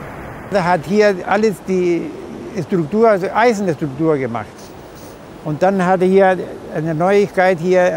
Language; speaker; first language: German; early bilingual, heritage; German